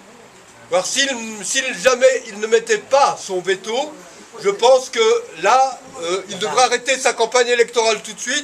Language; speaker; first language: French; native; French